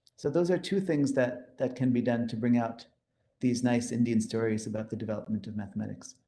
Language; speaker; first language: English; early bilingual, other home language; Hindi